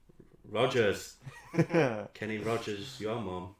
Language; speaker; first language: English; native; English